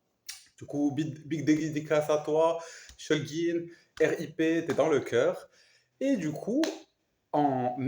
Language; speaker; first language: French; native; French